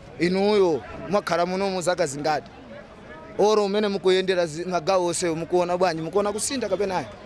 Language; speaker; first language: Nyanja; non-native, local second language; Tumbuka